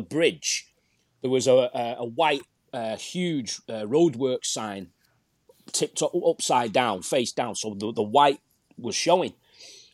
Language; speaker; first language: English; native; English